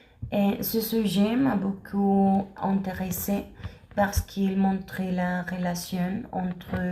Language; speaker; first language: French; non-native, learner; Spanish